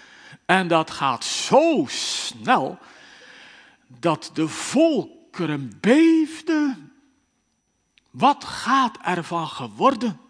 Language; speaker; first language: Dutch; native; Dutch